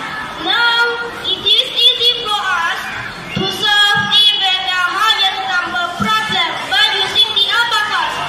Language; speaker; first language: English; non-native, learner; Thai